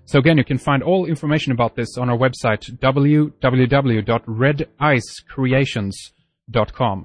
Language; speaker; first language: English; non-native, fluent; Swedish